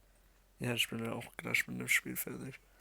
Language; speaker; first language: German; early bilingual, other home language; Arabic